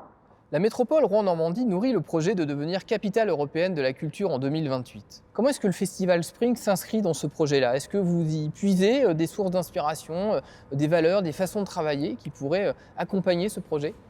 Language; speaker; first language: French; native; French